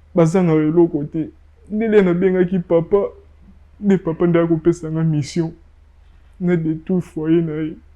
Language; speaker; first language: Lingala; non-native, local second language; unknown